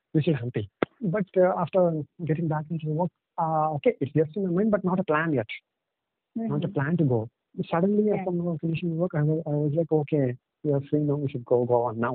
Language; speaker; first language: English; non-native, local second language; Telugu